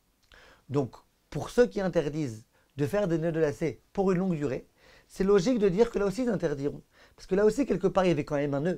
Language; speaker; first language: French; native; French